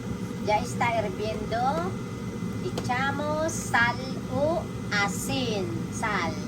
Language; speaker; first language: Spanish; non-native, learner; Filipino